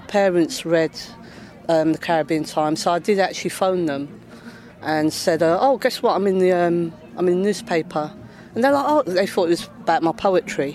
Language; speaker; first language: English; native; English